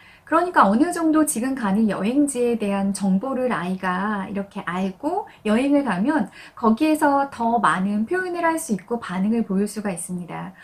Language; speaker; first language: Korean; native; Korean